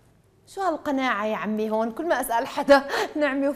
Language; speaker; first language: Arabic; native; Arabic